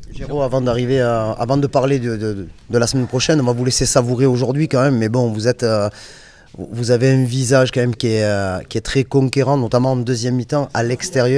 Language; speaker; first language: French; native; French